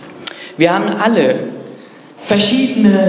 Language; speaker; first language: German; non-native, fluent; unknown